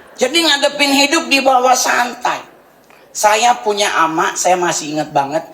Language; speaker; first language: Indonesian; native; Indonesian